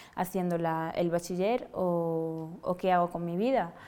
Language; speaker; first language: Spanish; non-native, fluent; Wolof